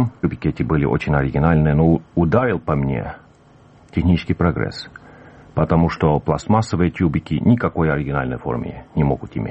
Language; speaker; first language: Russian; native; Russian